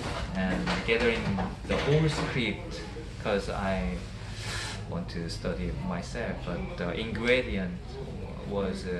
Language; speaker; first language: English; non-native, learner; Korean